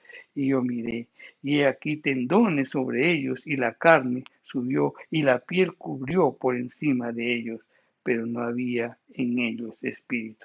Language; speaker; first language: Spanish; native; Spanish